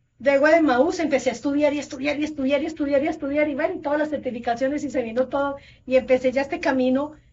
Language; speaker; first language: Spanish; native; Spanish